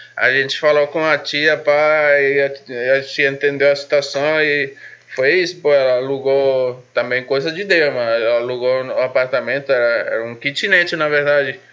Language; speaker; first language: Portuguese; non-native, fluent; Spanish